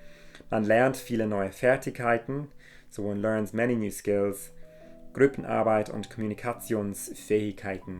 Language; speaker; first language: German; non-native, fluent; English